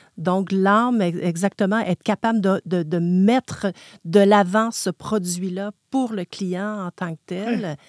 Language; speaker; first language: French; native; French